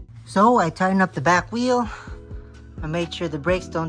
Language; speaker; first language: English; native; English